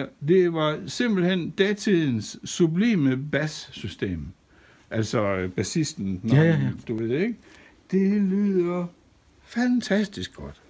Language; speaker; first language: Danish; native; Danish